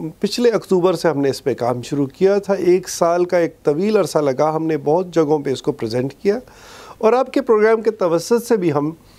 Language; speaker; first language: Urdu; non-native, local second language; Pashto